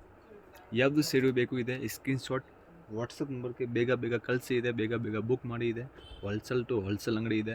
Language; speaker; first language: Kannada; non-native, local second language; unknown